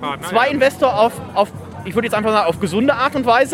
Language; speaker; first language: German; native; German